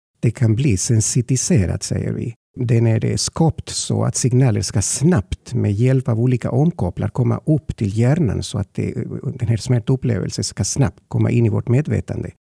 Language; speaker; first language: Swedish; non-native, fluent; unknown